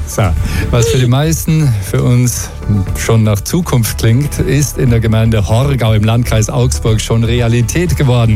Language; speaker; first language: German; native; German